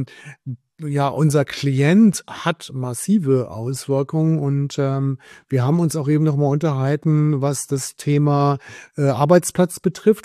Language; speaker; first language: German; native; German